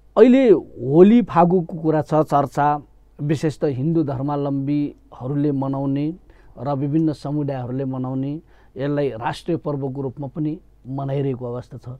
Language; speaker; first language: Nepali; non-native, local second language; Newari